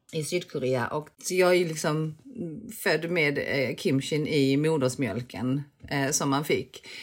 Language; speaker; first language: Swedish; early bilingual, other home language; Korean